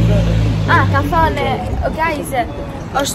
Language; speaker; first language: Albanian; early bilingual, heritage; Albanian